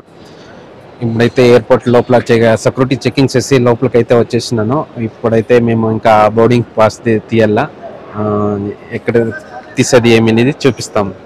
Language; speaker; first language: Telugu; native; Telugu